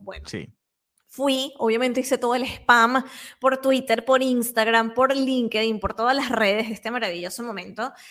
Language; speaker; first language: Spanish; native; Spanish